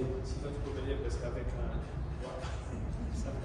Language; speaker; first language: French; non-native, learner; Spanish